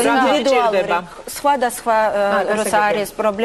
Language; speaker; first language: Georgian; non-native, learner; Russian